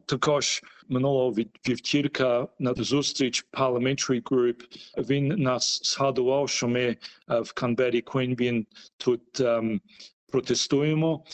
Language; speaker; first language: Ukrainian; early bilingual, heritage; Ukrainian